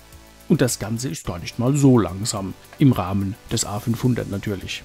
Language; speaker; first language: German; native; German